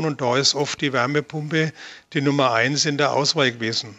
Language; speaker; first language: German; native; German